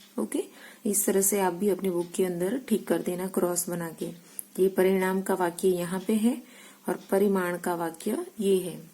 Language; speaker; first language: Hindi; non-native, local second language; Gujarati